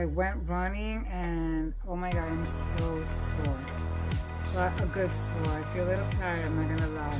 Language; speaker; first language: English; early bilingual, other home language; Spanish